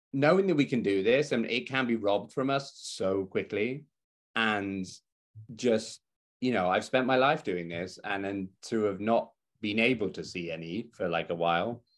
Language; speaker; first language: English; native; English